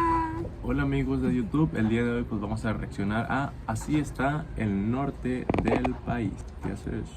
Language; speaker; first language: Spanish; native; Spanish